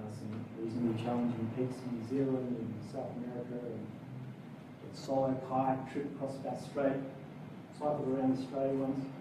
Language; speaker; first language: English; native; English